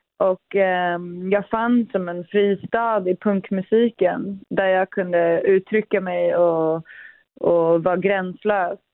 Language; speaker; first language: Swedish; early bilingual, other home language; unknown